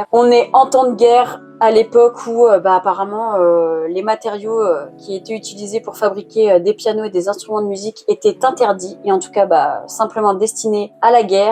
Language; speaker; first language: French; native; French